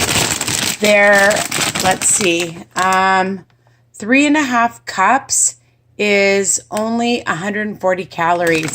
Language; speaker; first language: English; native; English